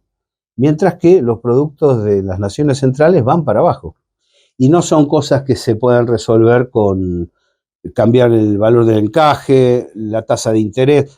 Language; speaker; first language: Spanish; native; Spanish